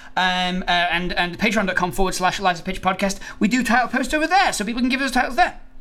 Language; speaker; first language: English; native; English